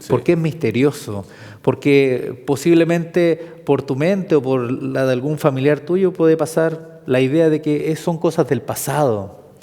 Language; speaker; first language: Spanish; native; Spanish